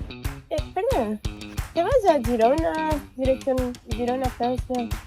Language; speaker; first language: Spanish; non-native, learner; Portuguese